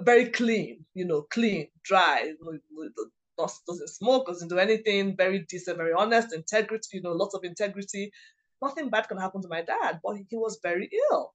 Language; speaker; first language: English; non-native, local second language; Igbo